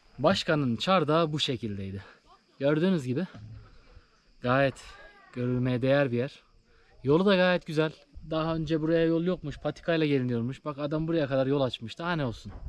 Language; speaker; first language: Turkish; native; Turkish